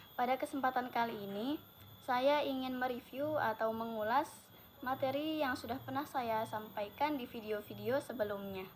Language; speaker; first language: Indonesian; non-native, local second language; Javanese